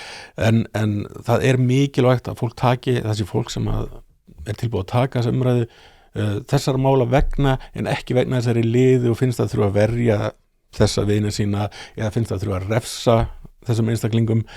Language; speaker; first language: Icelandic; native; Icelandic